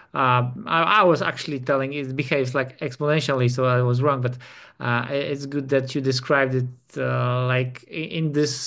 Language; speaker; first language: English; non-native, fluent; Polish